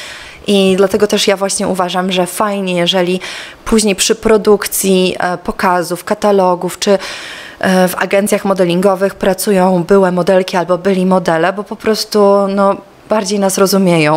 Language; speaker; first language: Polish; native; Polish